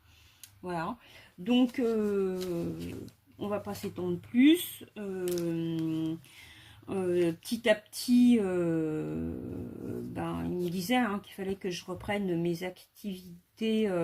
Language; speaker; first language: French; native; French